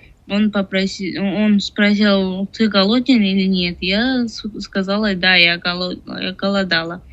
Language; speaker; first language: Russian; non-native, learner; Tajik